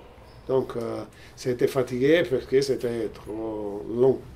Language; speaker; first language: French; non-native, learner; Italian